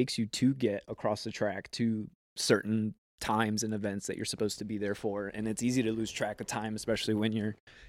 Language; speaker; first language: English; native; English